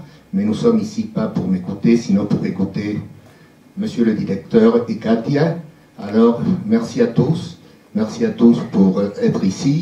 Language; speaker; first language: French; non-native, fluent; Spanish